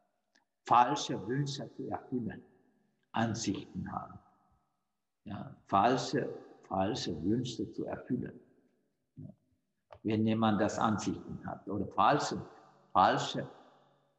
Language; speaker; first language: German; non-native, fluent; Sinhala